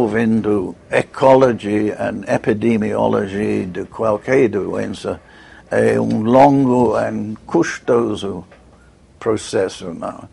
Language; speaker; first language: Portuguese; non-native, fluent; English